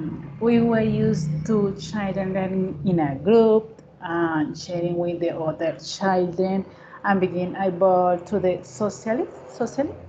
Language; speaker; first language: English; non-native, learner; Spanish